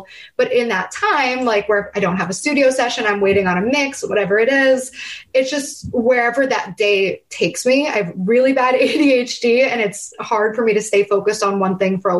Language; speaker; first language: English; native; English